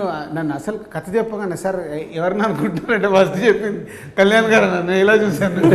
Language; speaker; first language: Telugu; native; Telugu